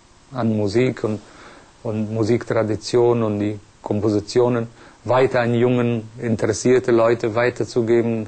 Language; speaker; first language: German; non-native, fluent; Persian